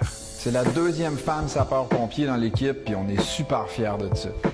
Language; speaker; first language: French; native; French